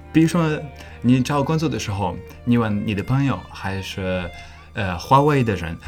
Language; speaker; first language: Chinese; non-native, learner; English